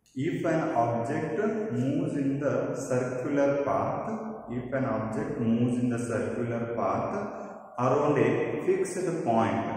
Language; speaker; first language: English; non-native, local second language; Kannada